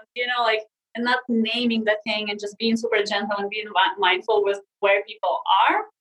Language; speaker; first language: English; non-native, fluent; Russian